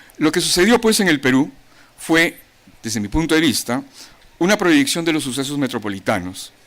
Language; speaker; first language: Spanish; native; Spanish